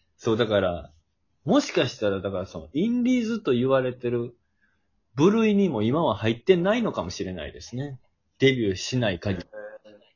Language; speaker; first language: Japanese; native; Japanese